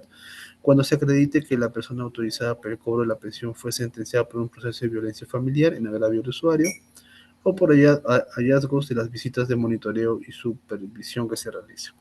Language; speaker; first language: Spanish; native; Spanish